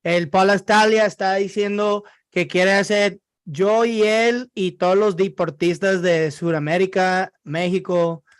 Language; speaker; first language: Spanish; non-native, learner; English